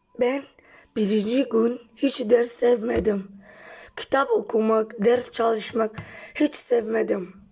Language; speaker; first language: Turkish; non-native, learner; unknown